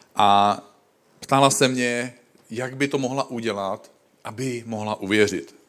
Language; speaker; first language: Czech; native; Czech